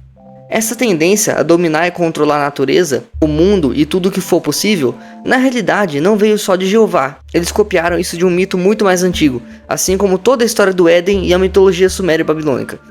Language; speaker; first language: Portuguese; native; Portuguese